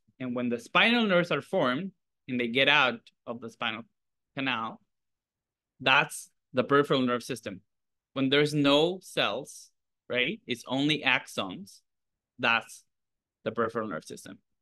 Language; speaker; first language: English; non-native, fluent; Spanish